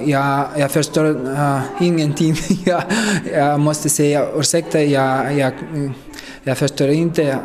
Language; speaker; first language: Swedish; non-native, learner; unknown